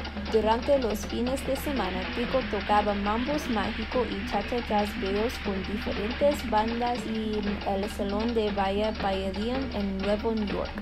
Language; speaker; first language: Spanish; non-native, learner; English